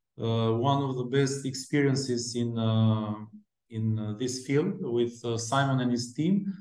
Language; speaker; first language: English; non-native, fluent; Albanian